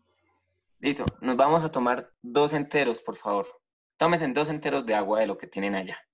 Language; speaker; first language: Spanish; native; Spanish